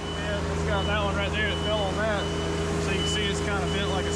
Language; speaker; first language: English; native; English